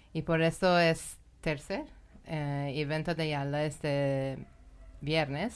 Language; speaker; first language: Spanish; non-native, learner; Persian